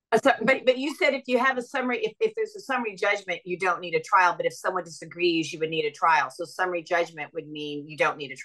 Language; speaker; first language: English; native; English